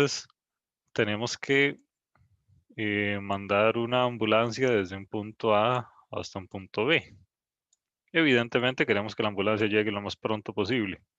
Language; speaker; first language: Spanish; native; Spanish